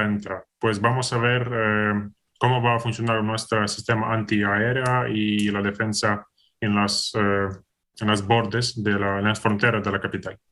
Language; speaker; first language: Spanish; non-native, fluent; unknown